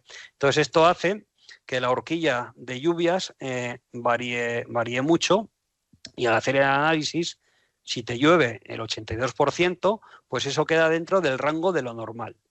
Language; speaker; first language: Spanish; native; Spanish